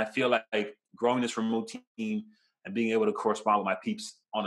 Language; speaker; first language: English; native; English